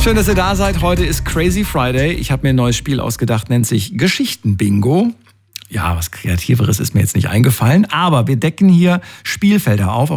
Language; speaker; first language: German; native; German